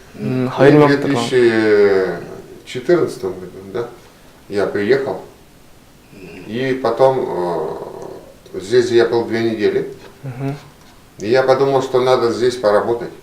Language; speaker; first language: Russian; non-native, learner; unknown